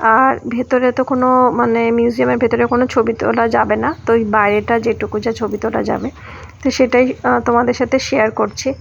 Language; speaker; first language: Bangla; native; Bangla